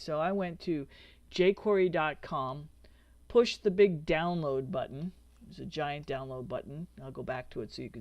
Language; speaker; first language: English; native; English